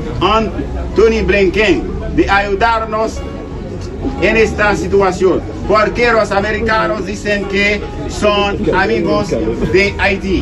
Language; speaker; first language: Spanish; non-native, learner; Haitian Creole